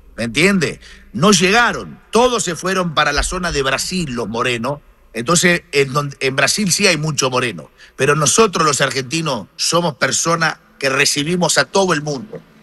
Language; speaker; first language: Spanish; native; Spanish